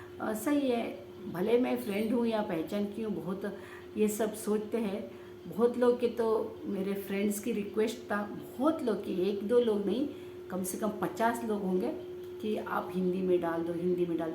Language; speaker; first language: Hindi; non-native, local second language; Kannada